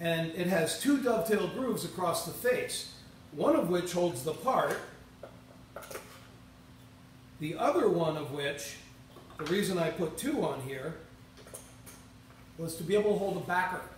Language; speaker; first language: English; native; English